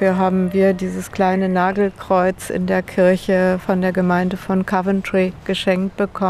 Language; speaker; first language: German; native; German